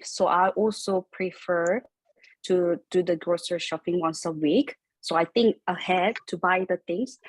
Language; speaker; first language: English; non-native, learner; Korean